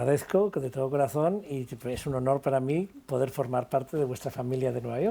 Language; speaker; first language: Spanish; native; Spanish